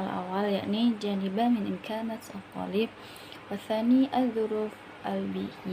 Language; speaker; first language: Arabic; non-native, learner; Indonesian